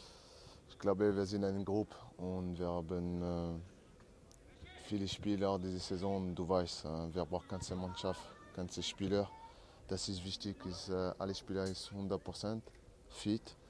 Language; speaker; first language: German; non-native, learner; French